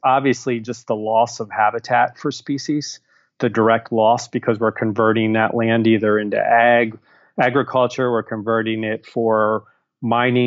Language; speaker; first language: English; native; English